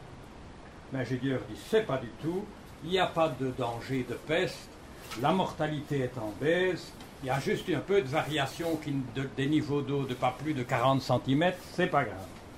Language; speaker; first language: French; native; French